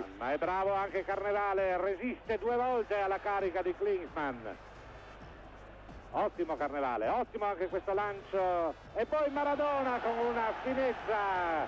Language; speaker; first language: Italian; native; Italian